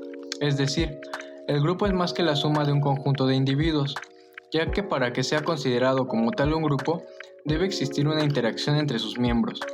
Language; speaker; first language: Spanish; native; Spanish